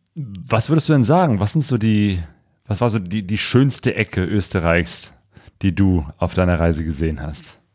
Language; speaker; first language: German; native; German